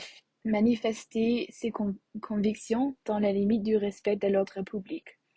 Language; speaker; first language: French; non-native, learner; English